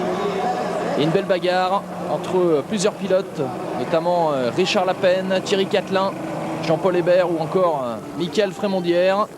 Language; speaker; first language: French; native; French